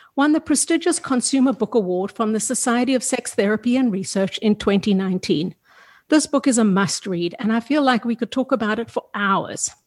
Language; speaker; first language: English; native; English